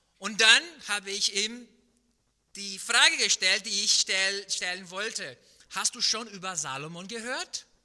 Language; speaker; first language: German; non-native, fluent; Portuguese